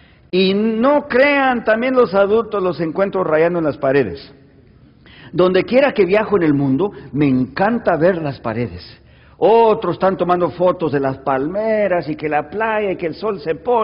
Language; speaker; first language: Spanish; native; Spanish